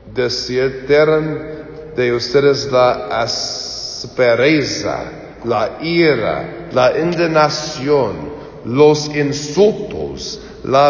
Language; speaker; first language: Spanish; non-native, learner; English